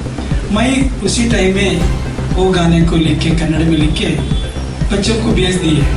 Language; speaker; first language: Hindi; non-native, local second language; Kannada